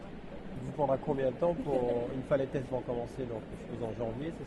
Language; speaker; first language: French; native; French